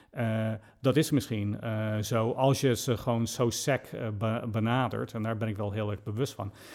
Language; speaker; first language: Dutch; non-native, fluent; English